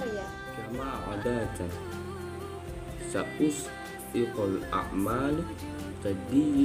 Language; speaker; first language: Arabic; non-native, learner; Indonesian